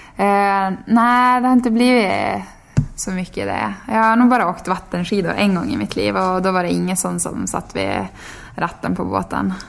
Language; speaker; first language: Swedish; native; Swedish